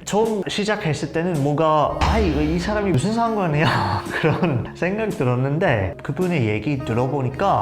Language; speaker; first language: Korean; non-native, fluent; English